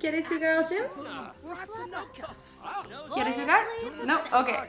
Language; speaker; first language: Spanish; non-native, learner; English